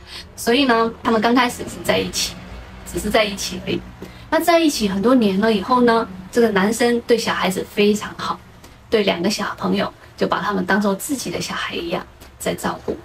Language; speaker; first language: Chinese; native; Chinese